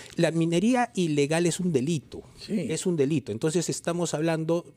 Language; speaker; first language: Spanish; native; Spanish